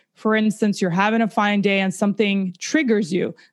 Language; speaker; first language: English; early bilingual, other home language; Russian